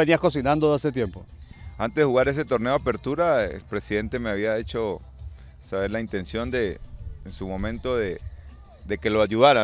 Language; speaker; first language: Spanish; native; Spanish